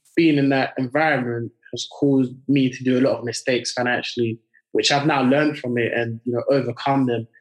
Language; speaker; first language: English; early bilingual, other home language; French